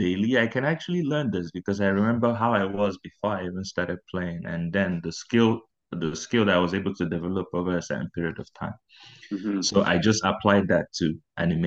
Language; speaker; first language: English; non-native, local second language; Igbo